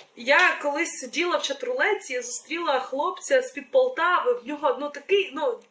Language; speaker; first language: Ukrainian; non-native, local second language; Russian